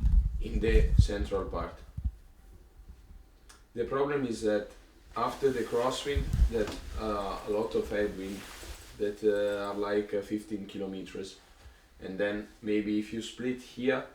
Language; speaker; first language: English; non-native, learner; Italian